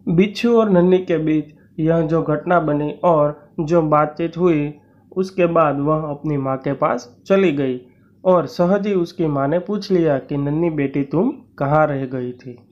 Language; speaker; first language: Hindi; non-native, local second language; Gujarati